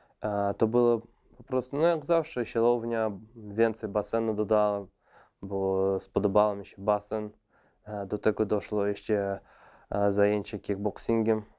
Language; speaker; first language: Polish; non-native, fluent; Russian